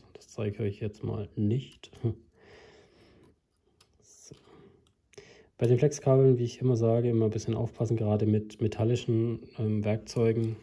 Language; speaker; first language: German; native; German